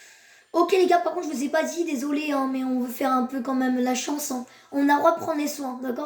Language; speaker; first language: French; native; French